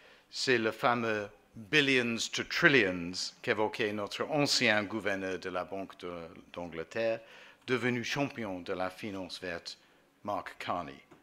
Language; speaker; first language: French; non-native, fluent; English